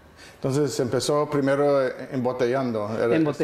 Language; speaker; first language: Spanish; non-native, fluent; English